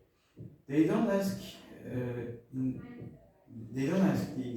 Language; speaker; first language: English; non-native, learner; Turkish